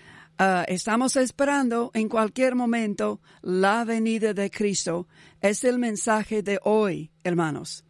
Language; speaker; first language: Spanish; non-native, fluent; English